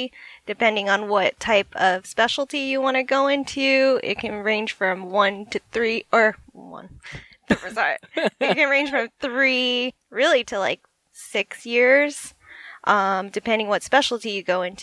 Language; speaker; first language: English; native; English